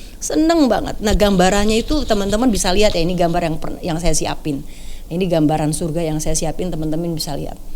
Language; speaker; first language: Indonesian; native; Indonesian